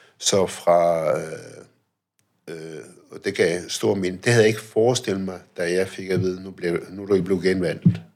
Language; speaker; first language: Danish; early bilingual, other home language; Arabic